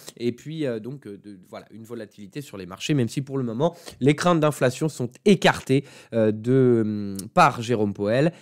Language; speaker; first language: French; native; French